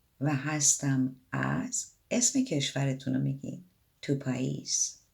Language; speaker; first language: Persian; native; Persian